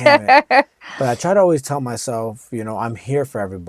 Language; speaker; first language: English; native; English